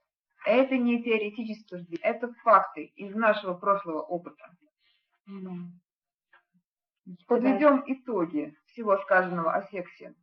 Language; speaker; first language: Russian; native; Russian